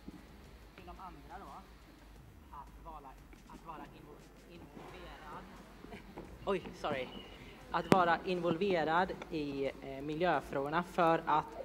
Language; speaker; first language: Swedish; early bilingual, other home language; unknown